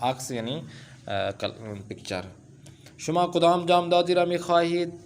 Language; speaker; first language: Persian; non-native, fluent; Urdu